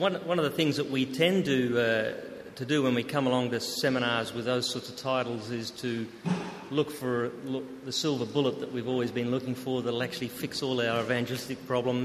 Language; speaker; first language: English; native; English